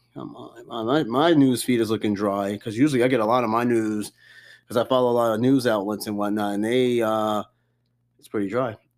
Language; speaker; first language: English; native; English